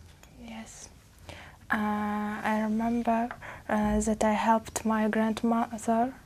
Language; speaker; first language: English; non-native, learner; Uzbek